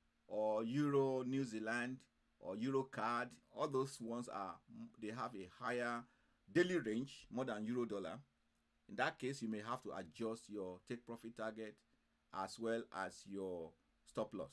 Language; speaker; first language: English; non-native, fluent; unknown